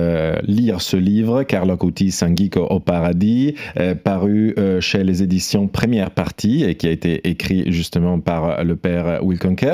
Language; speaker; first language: French; native; French